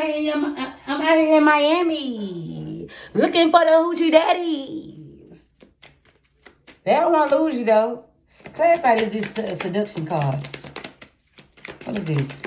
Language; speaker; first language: English; native; English